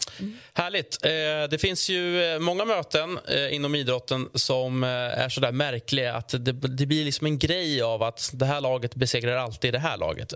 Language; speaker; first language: Swedish; native; Swedish